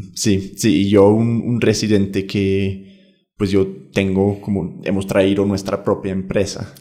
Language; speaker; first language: Spanish; non-native, fluent; English